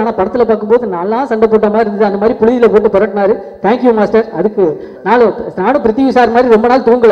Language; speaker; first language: Tamil; native; Tamil